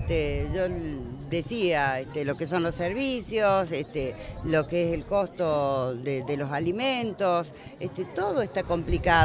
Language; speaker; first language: Spanish; native; Spanish